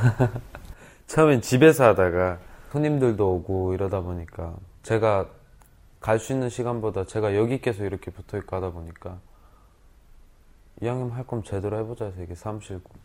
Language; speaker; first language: Korean; native; Korean